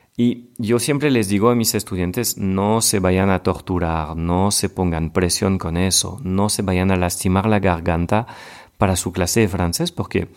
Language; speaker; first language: French; native; French